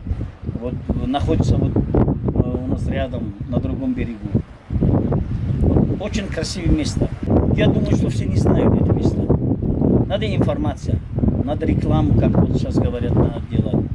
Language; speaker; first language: Russian; non-native, local second language; Tajik